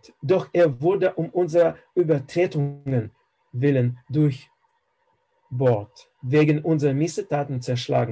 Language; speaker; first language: German; non-native, fluent; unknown